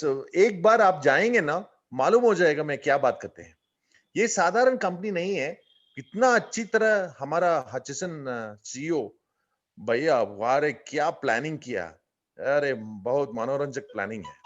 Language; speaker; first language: Hindi; non-native, learner; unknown